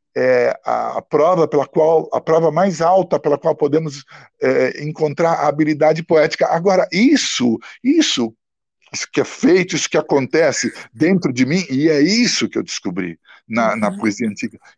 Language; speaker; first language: Portuguese; early bilingual, other home language; Italian